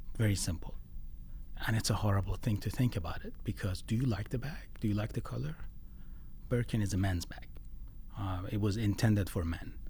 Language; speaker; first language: English; non-native, fluent; Persian